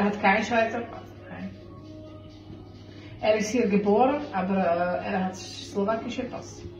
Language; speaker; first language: German; non-native, learner; Slovak